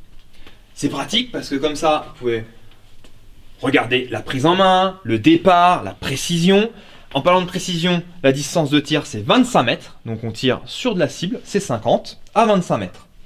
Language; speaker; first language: French; native; French